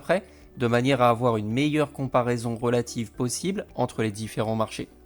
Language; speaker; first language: French; native; French